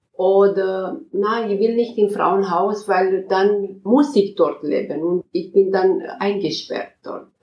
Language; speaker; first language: German; non-native, fluent; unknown